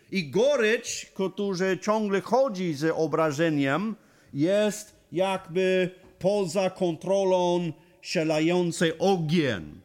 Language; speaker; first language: Polish; non-native, learner; English